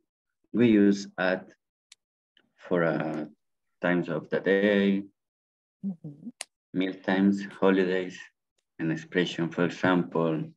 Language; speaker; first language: English; non-native, learner; Spanish